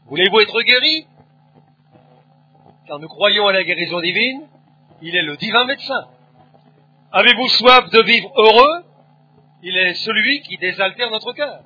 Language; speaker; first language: French; native; French